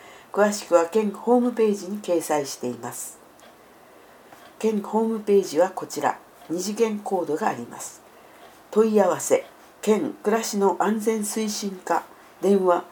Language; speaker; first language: Japanese; native; Japanese